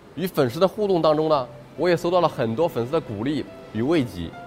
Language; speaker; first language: Chinese; native; Chinese